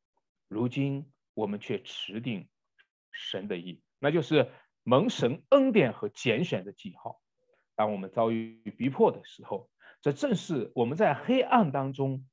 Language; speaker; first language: Chinese; native; Chinese